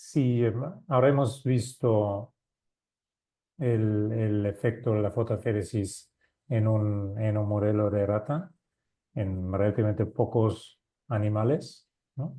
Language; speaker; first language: Spanish; non-native, fluent; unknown